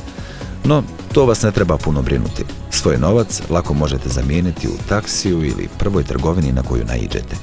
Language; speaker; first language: Croatian; native; Croatian